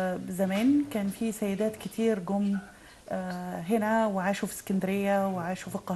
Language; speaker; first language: Arabic; native; Arabic